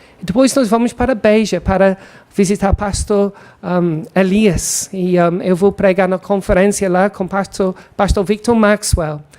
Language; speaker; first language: Portuguese; non-native, fluent; English